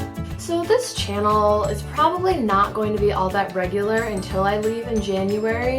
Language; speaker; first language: English; native; English